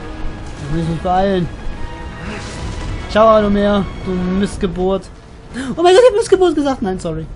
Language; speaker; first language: German; native; German